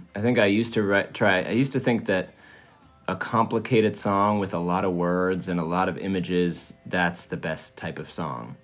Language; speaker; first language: English; early bilingual, other home language; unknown